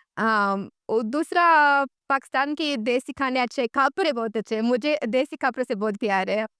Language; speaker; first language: Urdu; non-native, fluent; Romanian